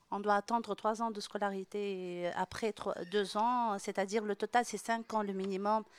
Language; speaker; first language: French; non-native, local second language; Arabic